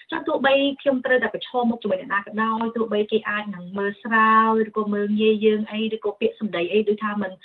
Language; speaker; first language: Khmer; early bilingual, heritage; Khmer